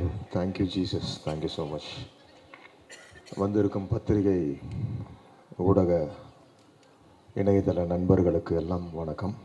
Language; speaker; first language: Tamil; native; Tamil